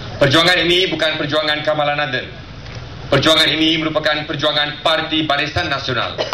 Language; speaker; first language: Malay; non-native, local second language; Tamil